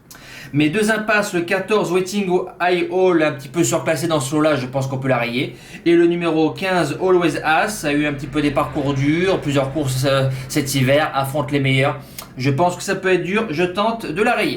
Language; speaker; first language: French; native; French